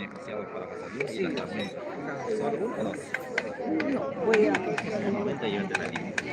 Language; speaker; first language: Spanish; native; Spanish